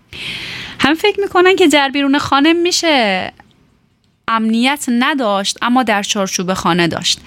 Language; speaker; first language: German; non-native, learner; Persian